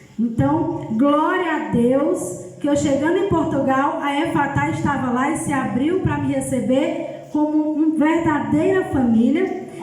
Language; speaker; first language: Portuguese; native; Portuguese